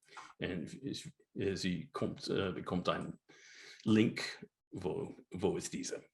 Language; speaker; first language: German; non-native, learner; English